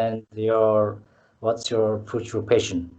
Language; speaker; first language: English; non-native, learner; Mongolian